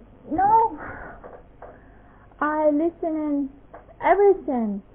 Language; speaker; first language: English; non-native, learner; Russian